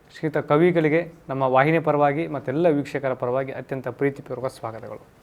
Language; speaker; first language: Kannada; native; Kannada